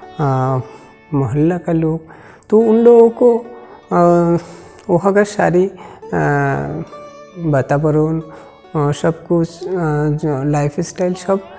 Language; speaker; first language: Hindi; non-native, local second language; Bangla